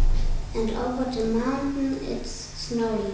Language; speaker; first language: English; non-native, learner; German